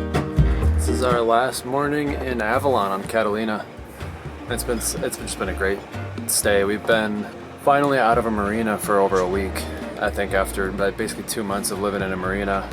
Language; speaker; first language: English; native; English